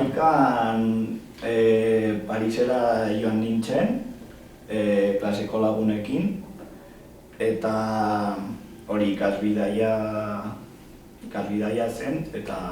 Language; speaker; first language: Basque; non-native, local second language; Spanish